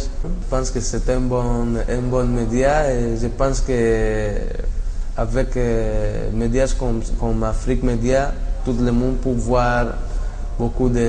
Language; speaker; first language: French; non-native, learner; Spanish